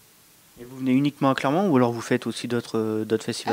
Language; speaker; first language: French; native; French